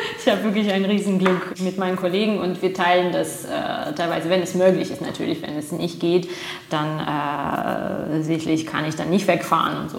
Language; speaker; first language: German; non-native, fluent; Russian